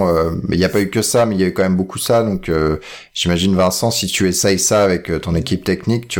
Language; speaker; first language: French; native; French